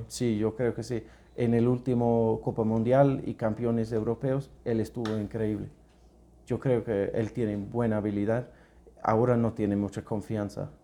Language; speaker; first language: Spanish; non-native, fluent; English